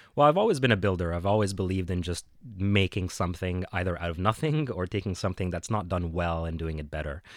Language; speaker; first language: English; non-native, fluent; Arabic